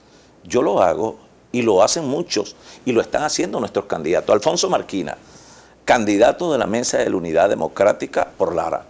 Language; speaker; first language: Spanish; native; Spanish